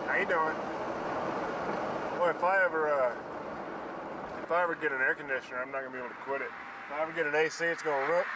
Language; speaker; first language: English; native; English